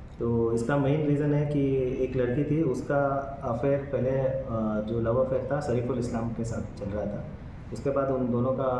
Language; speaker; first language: Hindi; non-native, local second language; Bangla